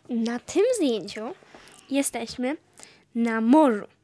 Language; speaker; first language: Polish; early bilingual, heritage; Polish